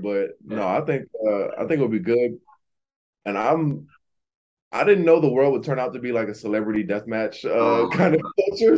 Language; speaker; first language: English; native; English